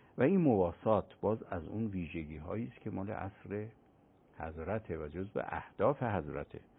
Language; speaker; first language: Persian; native; Persian